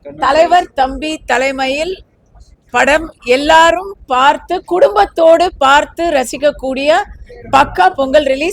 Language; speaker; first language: Tamil; native; Tamil